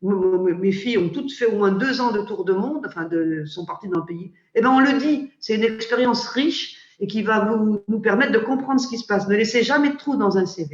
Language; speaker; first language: French; native; French